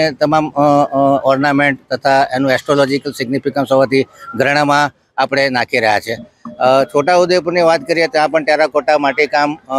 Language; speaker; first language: Gujarati; native; Gujarati